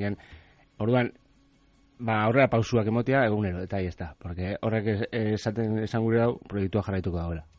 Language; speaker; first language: Basque; native; Basque